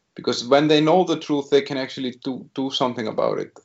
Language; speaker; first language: English; non-native, fluent; Icelandic